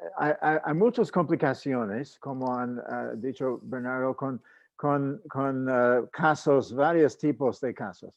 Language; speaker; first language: Spanish; non-native, fluent; English